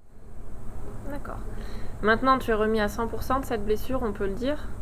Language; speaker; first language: French; native; French